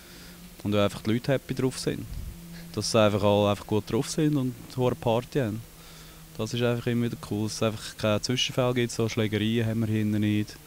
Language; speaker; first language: German; native; German